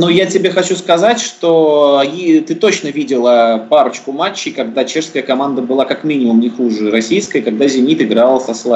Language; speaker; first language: Russian; native; Russian